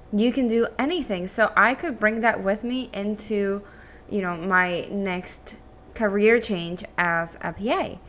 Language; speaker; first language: English; non-native, fluent; Spanish